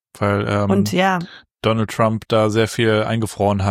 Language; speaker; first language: German; native; German